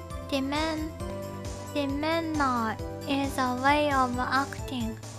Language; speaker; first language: English; non-native, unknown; Japanese